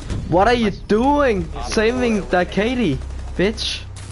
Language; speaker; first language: English; non-native, fluent; Danish